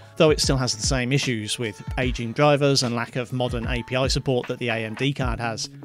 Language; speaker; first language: English; native; English